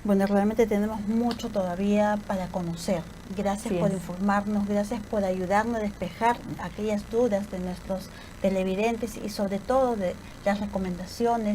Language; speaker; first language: Spanish; native; Spanish